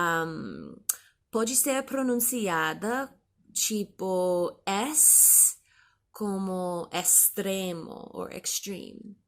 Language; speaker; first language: Portuguese; non-native, learner; English